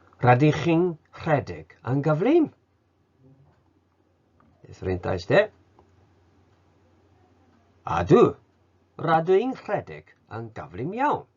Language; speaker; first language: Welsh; non-native, fluent; Japanese